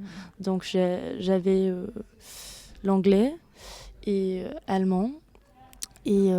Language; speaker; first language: French; non-native, fluent; Danish